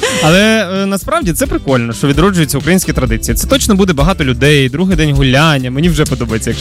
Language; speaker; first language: Ukrainian; native; Ukrainian